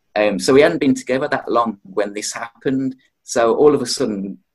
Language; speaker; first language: English; native; English